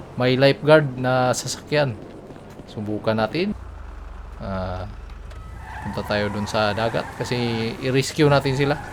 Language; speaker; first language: Filipino; non-native, local second language; Cebuano